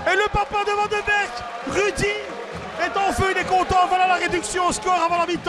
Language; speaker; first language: French; native; French